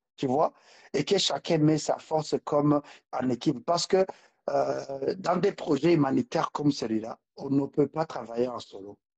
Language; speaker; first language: French; non-native, local second language; Rundi